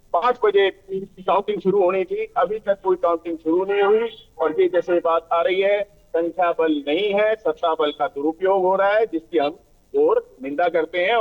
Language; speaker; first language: Hindi; non-native, local second language; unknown